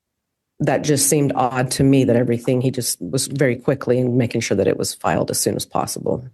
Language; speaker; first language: English; native; English